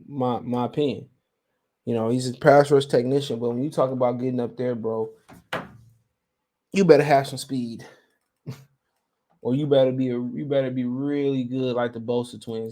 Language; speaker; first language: English; native; English